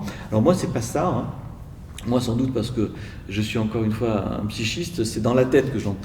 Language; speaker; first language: French; native; French